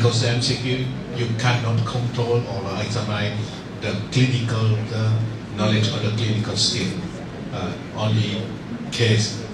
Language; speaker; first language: English; non-native, local second language; Vietnamese